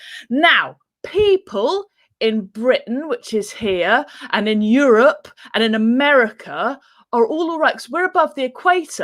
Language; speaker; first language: English; native; English